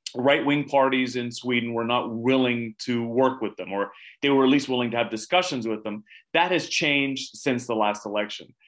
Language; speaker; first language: English; native; English